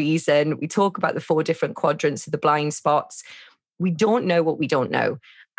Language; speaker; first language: English; native; English